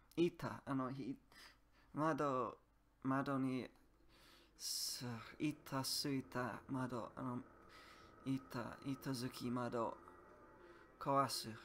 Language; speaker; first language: Japanese; non-native, learner; English